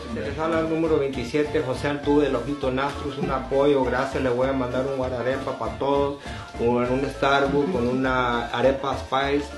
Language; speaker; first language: Spanish; native; Spanish